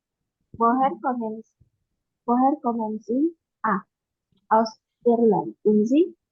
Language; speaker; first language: German; non-native, learner; Indonesian